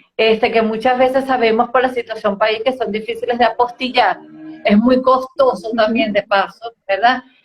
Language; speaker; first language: Spanish; native; Spanish